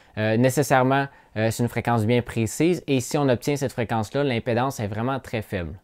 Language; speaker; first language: French; native; French